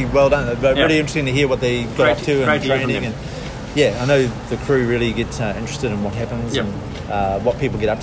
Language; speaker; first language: English; native; English